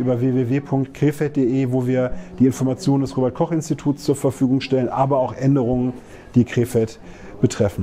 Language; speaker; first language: German; native; German